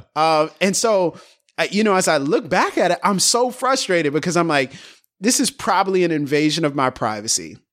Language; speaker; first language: English; early bilingual, other home language; Yoruba